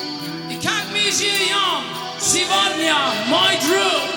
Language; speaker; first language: Russian; non-native, learner; German